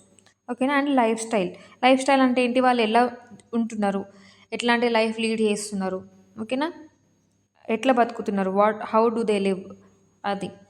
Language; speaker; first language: Telugu; native; Telugu